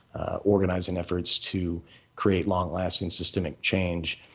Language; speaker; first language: English; native; English